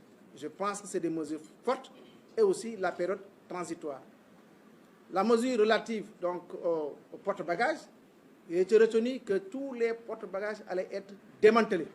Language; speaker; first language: French; non-native, local second language; Wolof